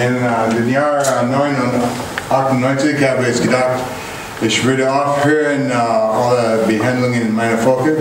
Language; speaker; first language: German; non-native, learner; English